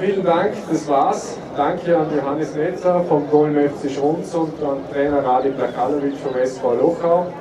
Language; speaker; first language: German; native; German